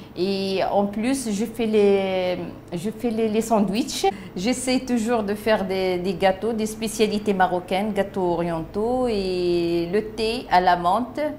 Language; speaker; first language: French; non-native, local second language; Arabic